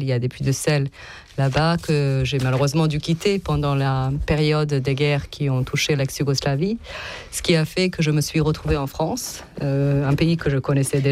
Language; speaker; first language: French; non-native, fluent; Serbian